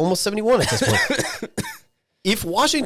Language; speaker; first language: English; native; English